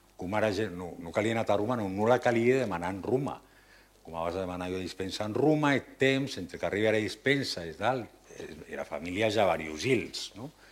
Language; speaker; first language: Catalan; non-native, local second language; Occitan